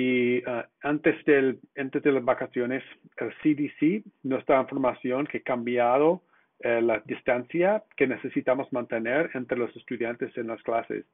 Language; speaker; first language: Spanish; non-native, fluent; English